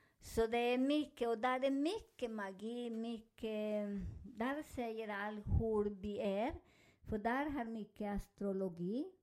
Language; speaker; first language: Swedish; non-native, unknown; Spanish